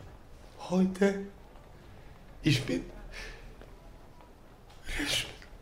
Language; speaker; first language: German; non-native, learner; Polish